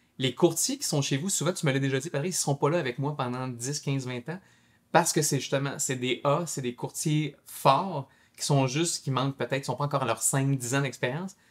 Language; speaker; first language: French; native; French